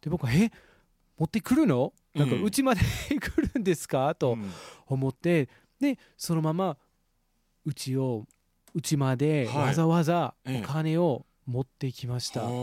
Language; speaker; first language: Japanese; non-native, fluent; English